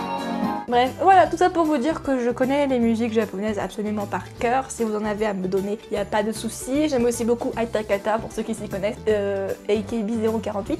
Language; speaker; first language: French; native; French